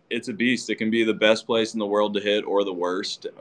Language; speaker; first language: English; native; English